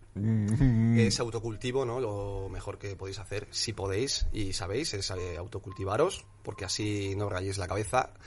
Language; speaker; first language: Spanish; early bilingual, other home language; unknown